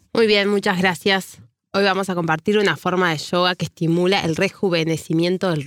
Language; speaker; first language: Spanish; native; Spanish